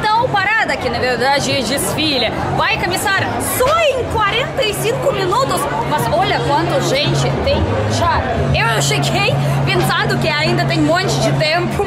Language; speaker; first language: Portuguese; non-native, fluent; Russian